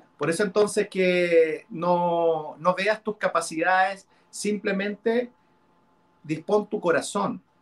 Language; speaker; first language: Spanish; non-native, local second language; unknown